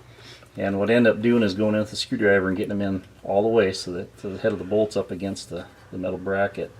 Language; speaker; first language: English; native; English